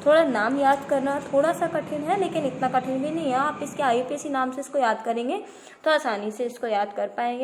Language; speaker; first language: Hindi; native; Hindi